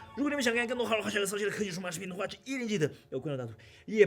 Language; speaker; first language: Chinese; native; Chinese